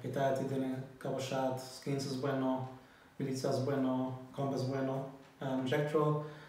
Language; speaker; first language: Spanish; non-native, fluent; German